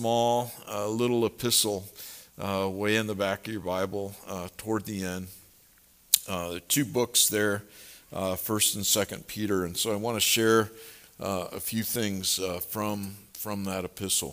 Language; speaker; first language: English; native; English